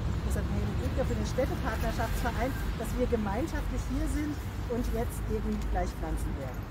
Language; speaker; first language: German; native; German